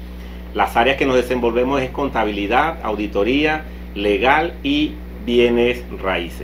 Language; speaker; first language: Spanish; native; Spanish